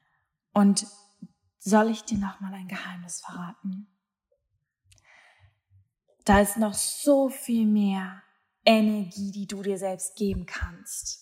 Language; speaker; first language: German; native; German